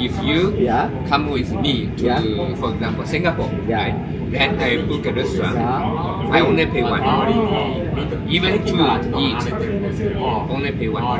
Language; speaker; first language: English; non-native, learner; Japanese